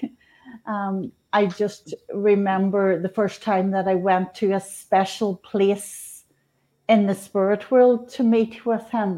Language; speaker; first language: English; native; English